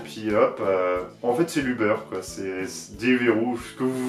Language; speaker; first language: French; native; French